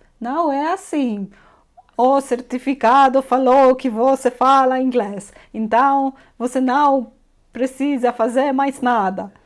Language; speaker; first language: Portuguese; non-native, fluent; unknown